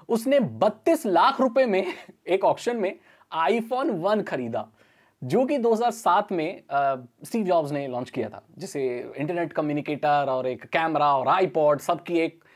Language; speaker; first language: Hindi; native; Hindi